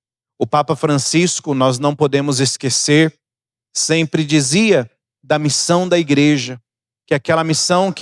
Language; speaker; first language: Portuguese; native; Portuguese